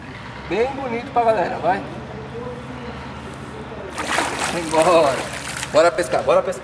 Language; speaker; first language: Portuguese; native; Portuguese